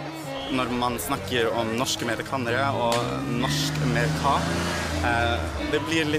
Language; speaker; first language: Norwegian; non-native, learner; English